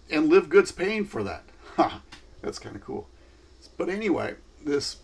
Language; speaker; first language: English; native; English